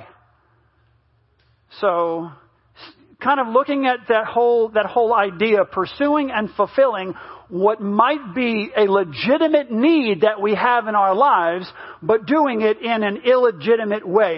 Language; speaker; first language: English; native; English